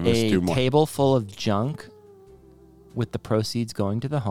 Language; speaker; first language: English; native; English